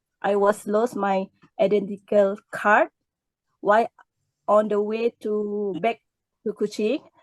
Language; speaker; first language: English; non-native, learner; Malay